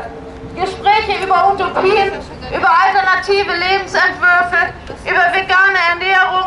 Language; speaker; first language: German; native; German